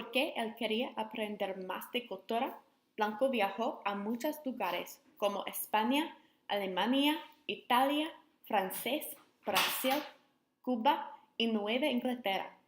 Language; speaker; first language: Spanish; non-native, learner; English